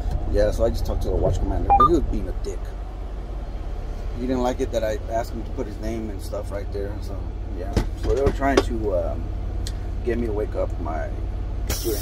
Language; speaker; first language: English; early bilingual, other home language; Spanish